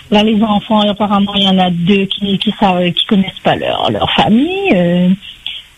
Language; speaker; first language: French; non-native, local second language; Réunion Creole French